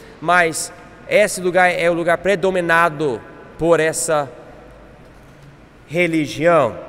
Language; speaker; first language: Portuguese; non-native, fluent; English